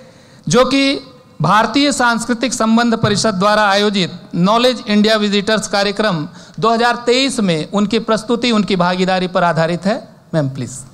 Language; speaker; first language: Hindi; native; Hindi